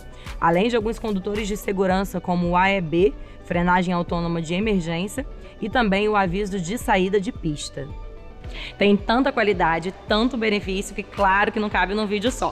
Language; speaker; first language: Portuguese; native; Portuguese